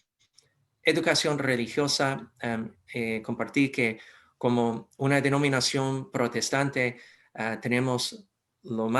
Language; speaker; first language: Spanish; non-native, fluent; English